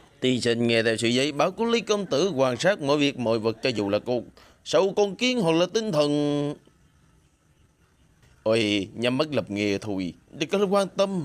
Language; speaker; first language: Vietnamese; native; Vietnamese